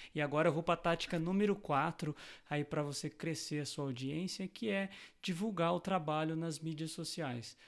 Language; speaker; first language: Portuguese; native; Portuguese